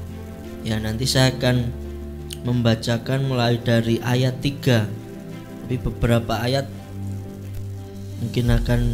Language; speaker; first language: Indonesian; native; Indonesian